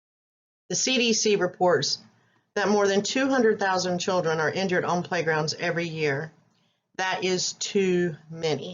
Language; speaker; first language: English; native; English